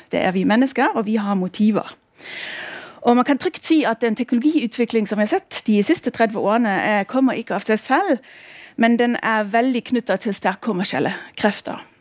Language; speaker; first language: Norwegian; non-native, fluent; German